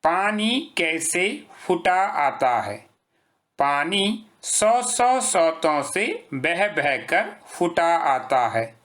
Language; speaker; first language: Hindi; non-native, local second language; Kannada